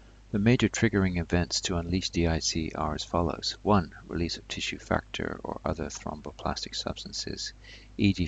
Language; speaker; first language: English; native; English